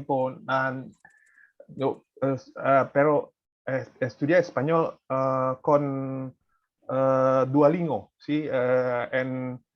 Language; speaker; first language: Spanish; non-native, learner; Indonesian